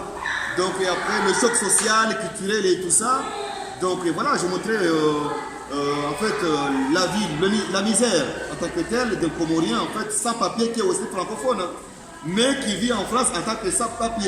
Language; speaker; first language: French; non-native, local second language; Comorian